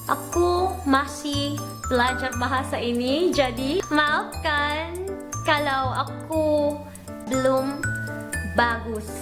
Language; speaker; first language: Indonesian; non-native, learner; Filipino